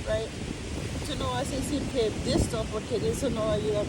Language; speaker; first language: Spanish; early bilingual, heritage; Spanish